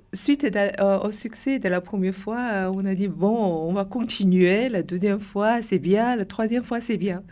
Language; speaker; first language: French; non-native, fluent; Chinese